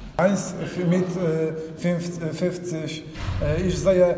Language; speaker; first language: German; non-native, learner; Polish